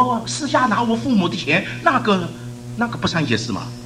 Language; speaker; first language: Chinese; native; Chinese